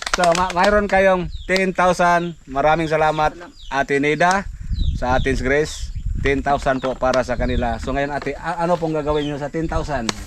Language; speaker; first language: Filipino; non-native, local second language; Cebuano